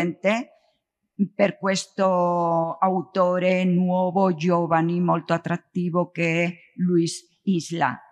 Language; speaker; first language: Italian; non-native, learner; Spanish